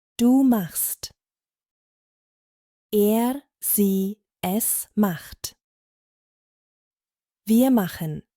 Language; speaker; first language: German; non-native, fluent; Croatian